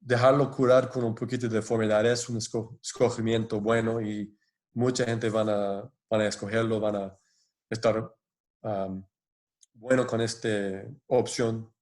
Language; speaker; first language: Spanish; non-native, fluent; English